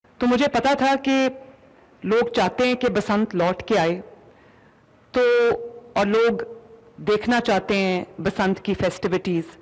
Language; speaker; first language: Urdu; native; Urdu